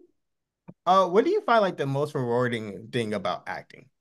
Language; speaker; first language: English; native; English